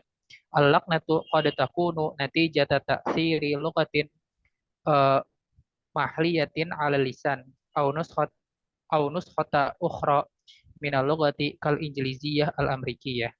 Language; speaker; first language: Arabic; non-native, learner; Indonesian